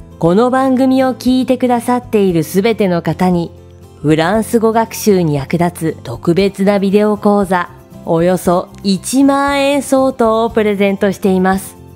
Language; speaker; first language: Japanese; native; Japanese